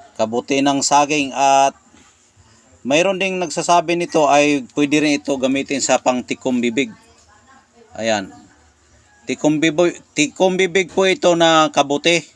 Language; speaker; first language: Filipino; non-native, local second language; Cebuano